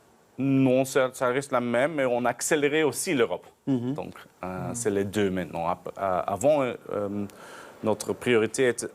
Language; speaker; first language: French; non-native, learner; Dutch